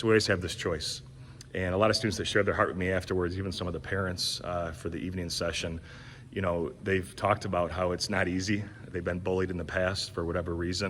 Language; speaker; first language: English; native; English